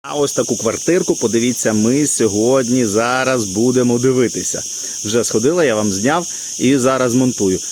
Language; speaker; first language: Ukrainian; native; Ukrainian